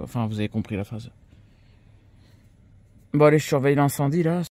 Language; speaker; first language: French; native; French